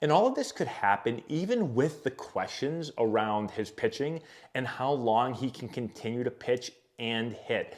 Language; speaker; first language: English; native; English